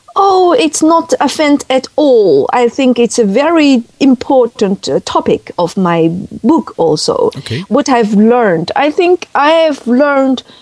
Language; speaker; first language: English; non-native, fluent; Chinese